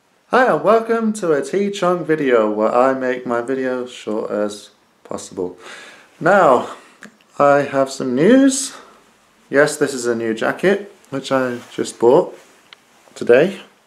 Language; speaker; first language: English; native; English